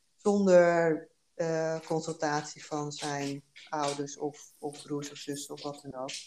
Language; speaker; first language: Dutch; early bilingual, other home language; Korean